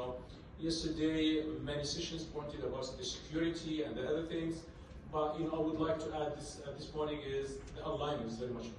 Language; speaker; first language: English; non-native, fluent; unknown